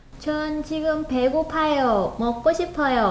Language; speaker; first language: Korean; non-native, learner; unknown